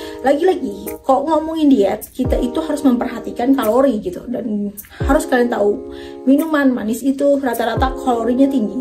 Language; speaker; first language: Indonesian; native; Indonesian